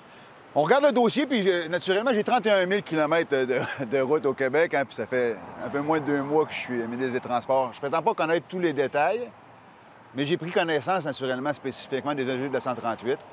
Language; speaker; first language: French; native; French